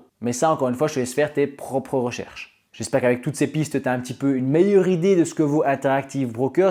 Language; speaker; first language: French; native; French